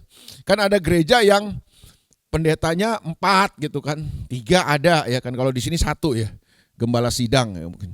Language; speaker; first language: Indonesian; native; Indonesian